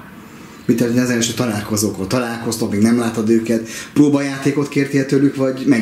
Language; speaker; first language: Hungarian; native; Hungarian